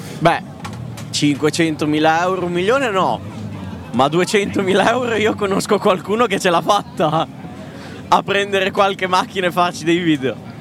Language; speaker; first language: Italian; native; Italian